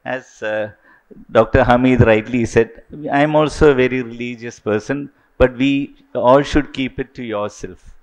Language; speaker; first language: Malayalam; non-native, local second language; Tamil